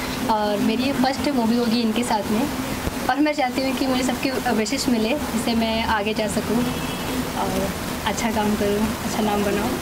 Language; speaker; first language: Hindi; native; Hindi